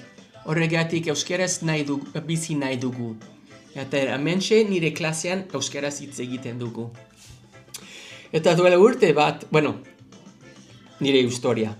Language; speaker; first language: Basque; non-native, learner; English